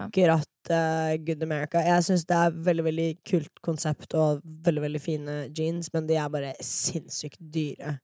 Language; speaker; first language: Norwegian; early bilingual, other home language; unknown